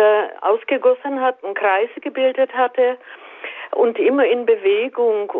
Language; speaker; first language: German; native; German